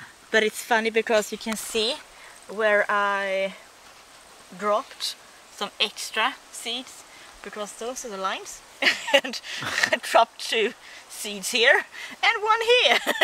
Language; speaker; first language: English; non-native, fluent; Swedish